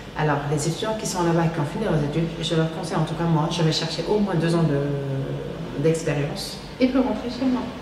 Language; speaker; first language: French; non-native, local second language; Wolof